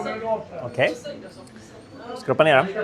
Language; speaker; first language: Swedish; native; Swedish